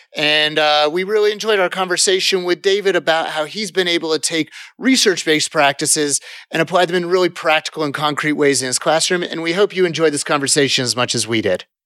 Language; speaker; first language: English; native; English